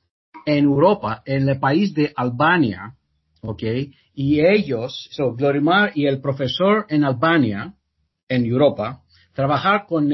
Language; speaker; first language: Spanish; non-native, learner; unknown